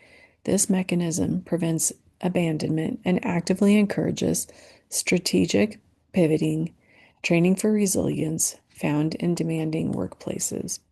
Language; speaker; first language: English; native; English